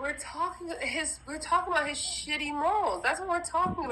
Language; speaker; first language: English; native; English